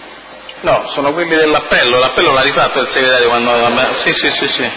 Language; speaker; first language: Italian; native; Italian